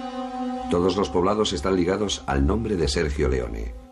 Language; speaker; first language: Spanish; native; Spanish